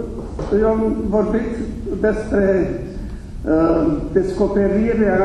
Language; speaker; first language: Romanian; non-native, fluent; German